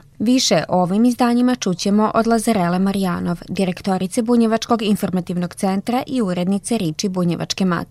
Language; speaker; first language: Serbian; native; Serbian